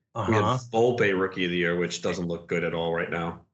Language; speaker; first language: English; native; English